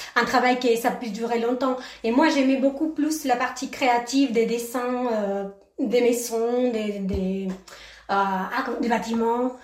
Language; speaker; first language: French; non-native, fluent; Spanish